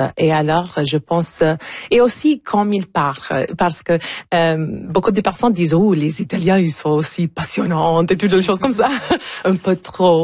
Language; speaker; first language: French; non-native, fluent; Italian